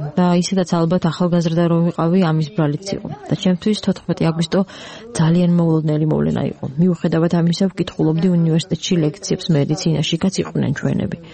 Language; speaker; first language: Georgian; non-native, local second language; Abkhazian